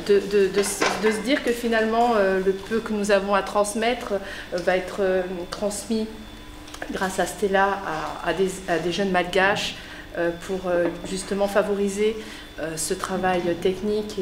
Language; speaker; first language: French; native; French